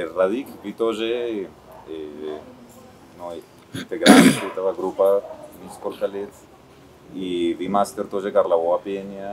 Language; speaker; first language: Russian; non-native, learner; Spanish